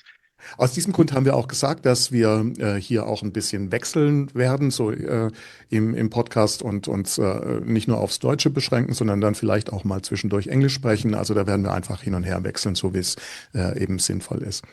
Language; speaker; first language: German; native; German